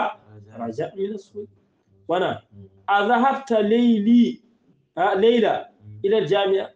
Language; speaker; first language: Arabic; non-native, fluent; Wolof